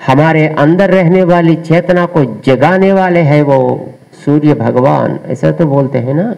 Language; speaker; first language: Hindi; non-native, local second language; Telugu